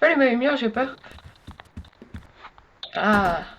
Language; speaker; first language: French; native; French